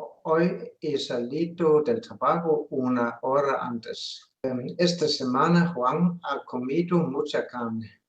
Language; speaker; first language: Spanish; non-native, learner; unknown